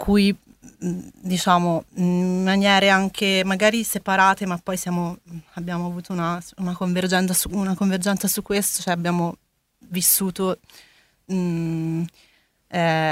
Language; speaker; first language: Italian; early bilingual, other home language; Spanish